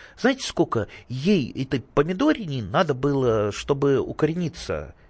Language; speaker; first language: Russian; native; Russian